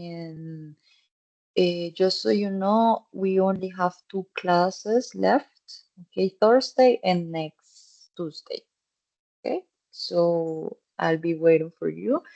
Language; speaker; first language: English; non-native, fluent; Spanish